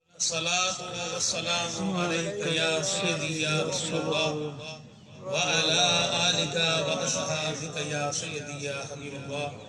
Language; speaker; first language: Urdu; non-native, local second language; Punjabi